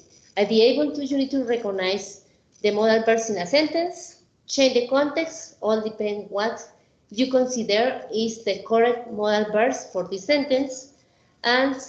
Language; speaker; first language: English; non-native, fluent; Spanish